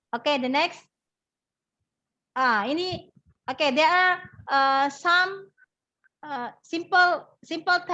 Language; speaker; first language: English; non-native, learner; Indonesian